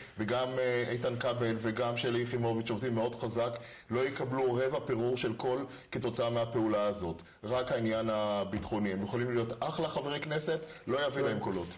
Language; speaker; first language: Hebrew; native; Hebrew